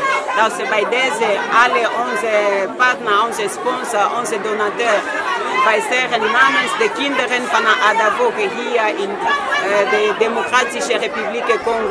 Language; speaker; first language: Dutch; non-native, fluent; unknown